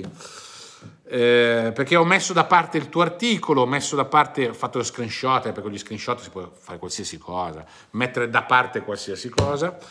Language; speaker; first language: Italian; native; Italian